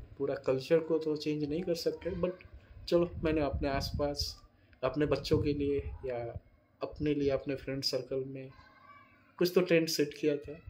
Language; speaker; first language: Hindi; native; Hindi